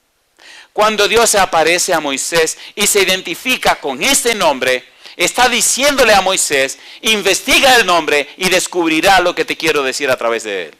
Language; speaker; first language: Spanish; native; Spanish